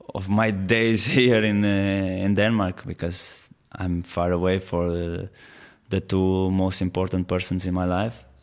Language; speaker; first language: English; non-native, fluent; Portuguese